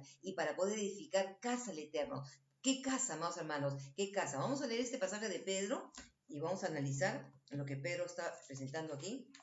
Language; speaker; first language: Spanish; native; Spanish